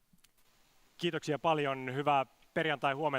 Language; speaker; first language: Finnish; native; Finnish